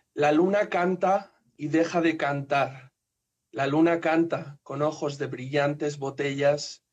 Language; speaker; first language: English; non-native, fluent; Spanish